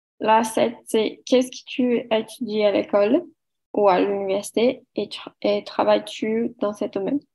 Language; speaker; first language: French; non-native, learner; Portuguese